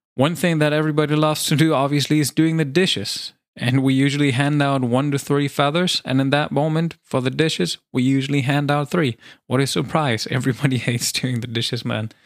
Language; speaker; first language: English; non-native, fluent; German